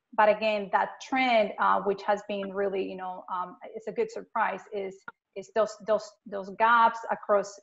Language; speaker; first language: English; non-native, fluent; Spanish